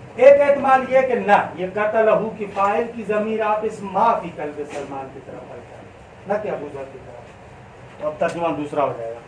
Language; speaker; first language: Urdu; non-native, local second language; Sindhi